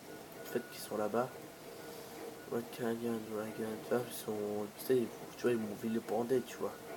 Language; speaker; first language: French; native; French